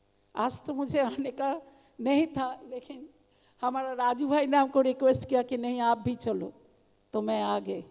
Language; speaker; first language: Hindi; non-native, local second language; Bangla